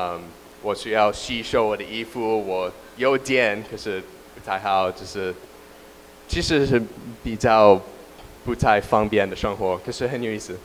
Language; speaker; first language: Chinese; non-native, learner; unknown